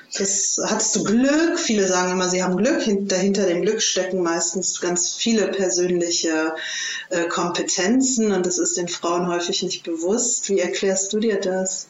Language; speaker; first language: German; native; German